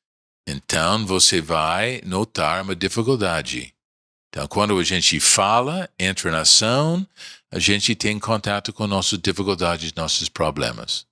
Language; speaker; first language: Portuguese; non-native, fluent; English